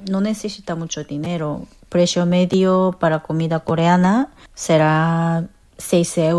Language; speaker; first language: Spanish; non-native, fluent; Korean